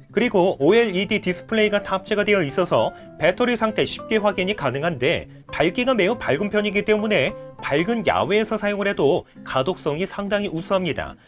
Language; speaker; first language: Korean; native; Korean